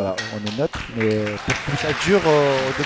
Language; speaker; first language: French; native; French